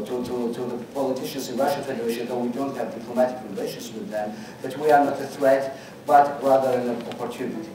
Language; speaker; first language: English; non-native, fluent; Georgian